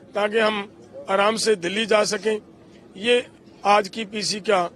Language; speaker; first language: Hindi; non-native, local second language; Punjabi